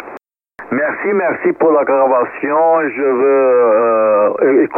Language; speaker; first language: French; non-native, learner; Portuguese